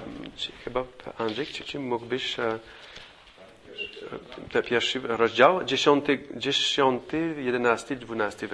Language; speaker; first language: Polish; non-native, fluent; English